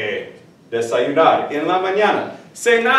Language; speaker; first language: Spanish; non-native, fluent; English